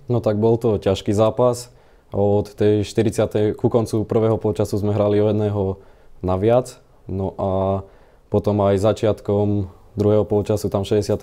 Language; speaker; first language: Slovak; native; Slovak